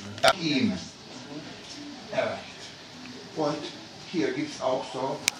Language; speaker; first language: German; non-native, fluent; Turkish